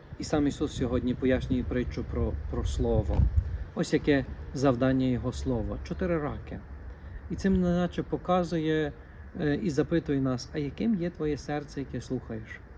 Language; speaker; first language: Ukrainian; native; Ukrainian